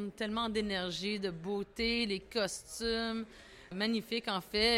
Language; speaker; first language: French; native; French